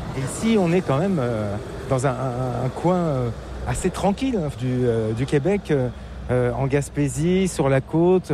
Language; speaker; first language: French; native; French